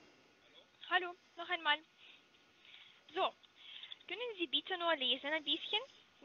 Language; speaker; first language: German; non-native, learner; Russian